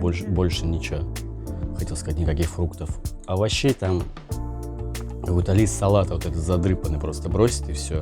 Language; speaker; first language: Russian; native; Russian